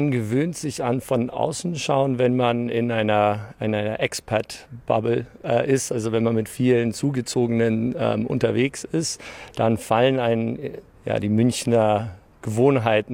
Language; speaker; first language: German; early bilingual, other home language; English